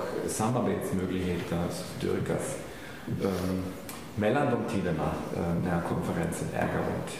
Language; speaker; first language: Swedish; non-native, fluent; German